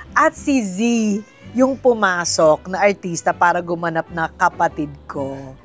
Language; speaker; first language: Filipino; native; Filipino